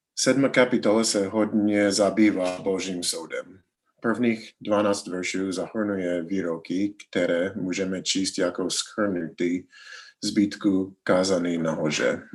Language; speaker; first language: Czech; non-native, learner; English